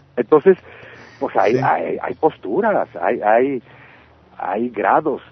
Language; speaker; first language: Spanish; native; Spanish